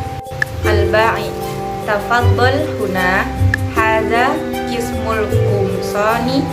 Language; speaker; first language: Arabic; non-native, learner; Indonesian